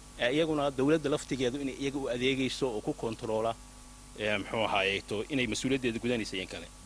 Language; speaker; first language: Somali; native; Somali